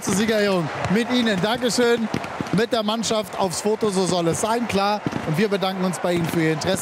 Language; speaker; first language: German; native; German